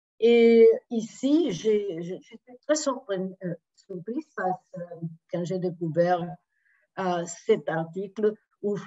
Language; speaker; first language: French; non-native, fluent; Spanish